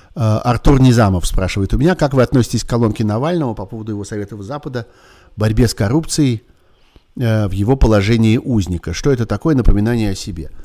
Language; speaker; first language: Russian; native; Russian